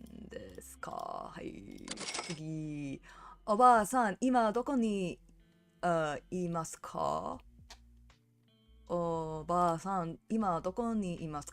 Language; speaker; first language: Japanese; non-native, learner; English